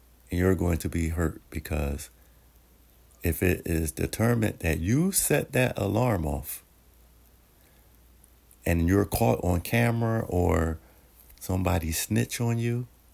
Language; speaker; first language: English; native; English